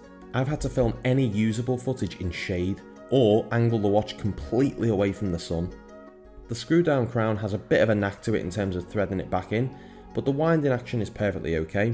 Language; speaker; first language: English; native; English